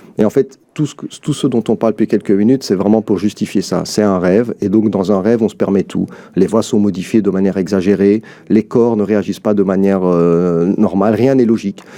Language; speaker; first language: French; early bilingual, other home language; Arabic